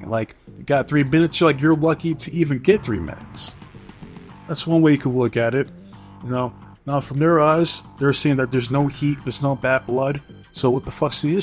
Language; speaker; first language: English; native; English